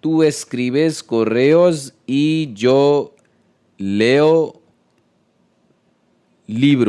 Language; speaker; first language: Spanish; non-native, learner; Hindi